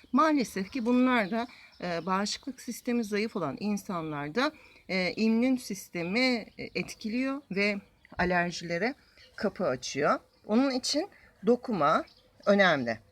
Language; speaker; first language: Turkish; native; Turkish